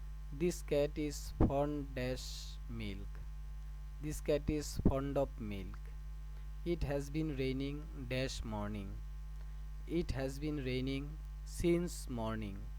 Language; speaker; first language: English; non-native, local second language; Bangla